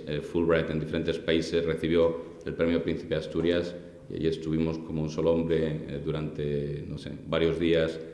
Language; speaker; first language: Spanish; native; Spanish